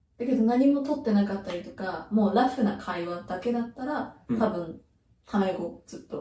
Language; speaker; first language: Japanese; native; Japanese